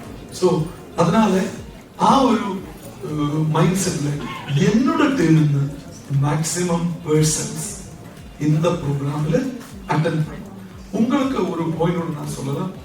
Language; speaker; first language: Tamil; non-native, local second language; Malayalam